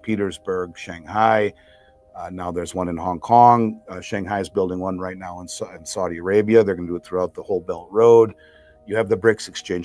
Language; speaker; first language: English; native; English